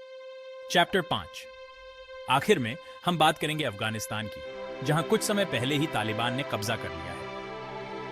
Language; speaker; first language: Hindi; native; Hindi